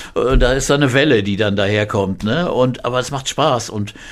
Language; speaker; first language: German; native; German